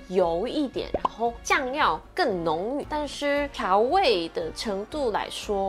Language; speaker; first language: Chinese; non-native, fluent; Korean